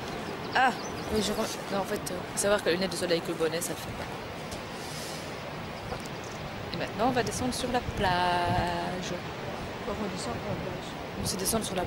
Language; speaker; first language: French; native; French